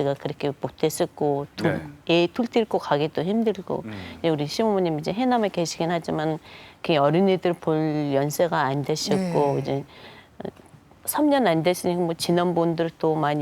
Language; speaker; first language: Korean; non-native, fluent; Mongolian